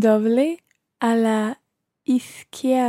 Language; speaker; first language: Spanish; non-native, learner; English